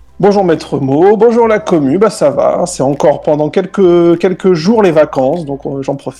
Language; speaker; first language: French; native; French